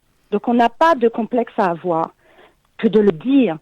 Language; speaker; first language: French; native; French